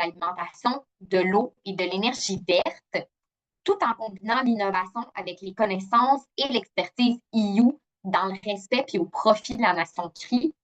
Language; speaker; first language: French; native; French